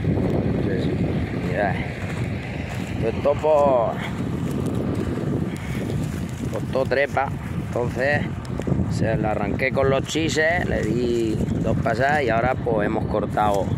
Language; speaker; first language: Spanish; native; Spanish